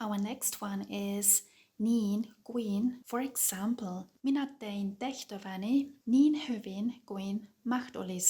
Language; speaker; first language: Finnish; non-native, fluent; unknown